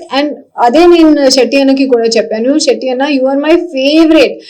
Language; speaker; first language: Telugu; non-native, learner; Hindi